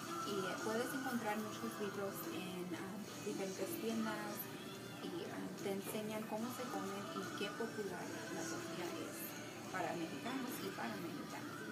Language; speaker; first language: Spanish; early bilingual, heritage; Spanish